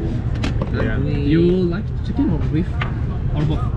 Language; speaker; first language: English; non-native, fluent; Arabic